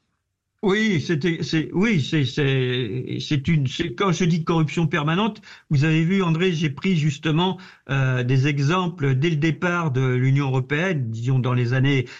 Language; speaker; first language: French; native; French